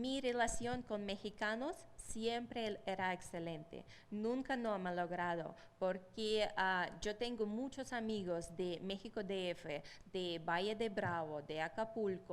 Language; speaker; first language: Spanish; non-native, fluent; Russian